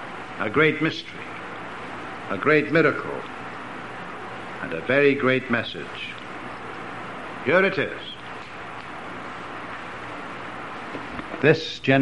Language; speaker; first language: English; native; English